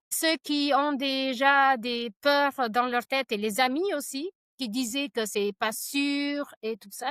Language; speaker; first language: French; non-native, fluent; Albanian